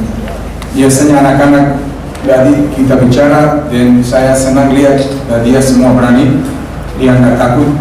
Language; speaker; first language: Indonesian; non-native, fluent; Serbian